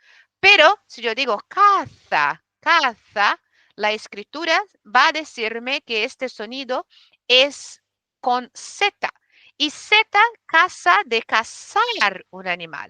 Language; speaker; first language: Spanish; non-native, fluent; Portuguese